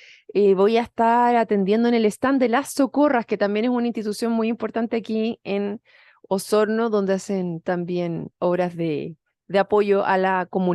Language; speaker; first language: Spanish; native; Spanish